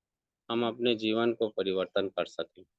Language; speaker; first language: Hindi; native; Hindi